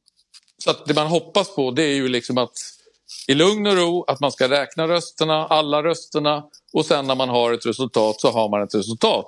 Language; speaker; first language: Swedish; native; Swedish